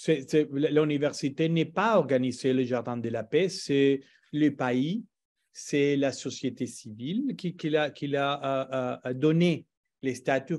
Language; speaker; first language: French; non-native, learner; Spanish